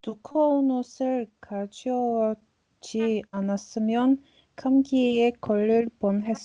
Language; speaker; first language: Korean; non-native, learner; Latvian